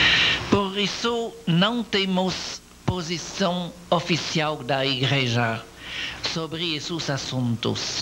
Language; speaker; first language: Portuguese; non-native, learner; French